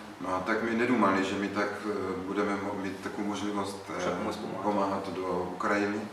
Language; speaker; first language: Czech; non-native, learner; Ukrainian